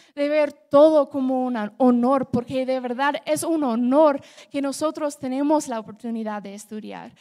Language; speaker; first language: Spanish; non-native, fluent; English